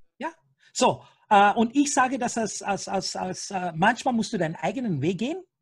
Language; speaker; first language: German; non-native, fluent; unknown